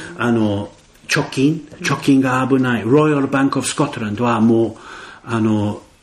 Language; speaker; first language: Japanese; non-native, fluent; English